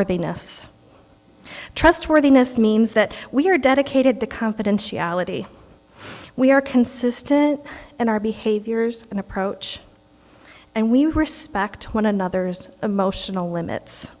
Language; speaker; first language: English; native; English